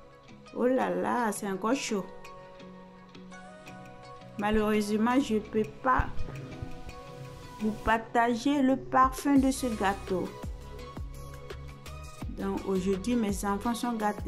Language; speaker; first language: French; non-native, fluent; Italian